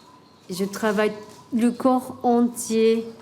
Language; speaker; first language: French; non-native, learner; Japanese